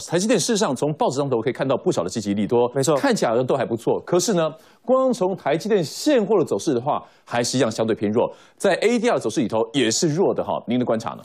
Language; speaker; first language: Chinese; native; Chinese